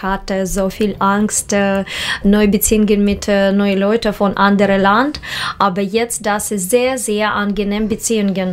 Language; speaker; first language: German; non-native, learner; Russian